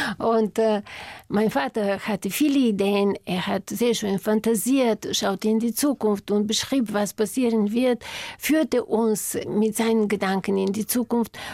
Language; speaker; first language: German; non-native, fluent; Bulgarian